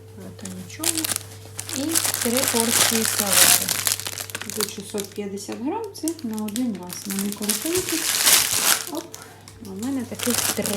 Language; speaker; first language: Ukrainian; non-native, local second language; Russian